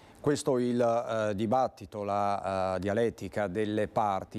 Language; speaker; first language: Italian; native; Italian